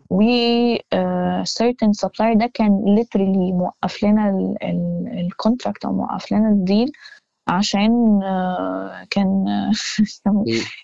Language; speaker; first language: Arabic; native; Arabic